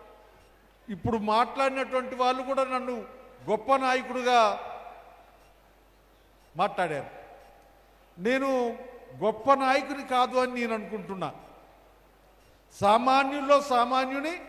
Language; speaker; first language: Telugu; native; Telugu